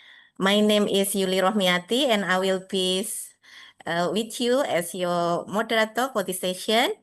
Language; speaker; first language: English; non-native, fluent; Indonesian